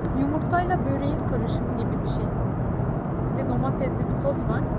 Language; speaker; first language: Turkish; native; Turkish